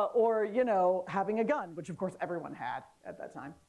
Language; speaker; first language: English; native; English